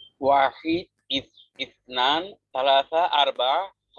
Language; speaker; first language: Arabic; non-native, learner; Bangla